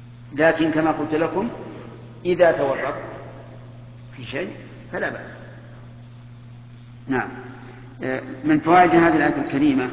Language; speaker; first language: Arabic; native; Arabic